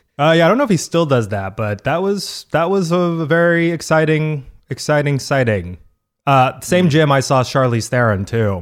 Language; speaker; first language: English; native; English